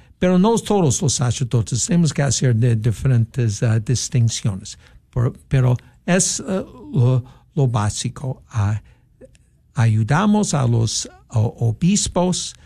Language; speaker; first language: Spanish; non-native, fluent; English